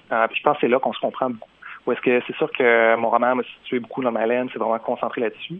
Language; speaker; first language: French; native; French